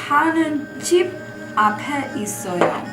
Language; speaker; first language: Korean; non-native, learner; English